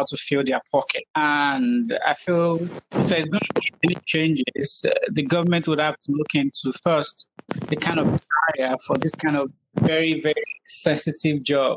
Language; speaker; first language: English; non-native, local second language; Yoruba